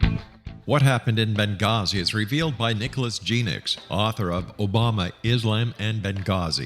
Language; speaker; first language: English; native; English